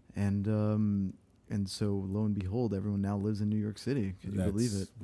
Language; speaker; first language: English; early bilingual, other home language; French